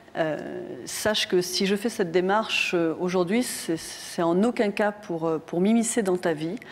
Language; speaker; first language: French; native; French